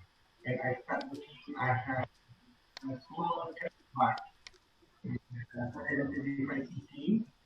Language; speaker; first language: English; non-native, local second language; Malay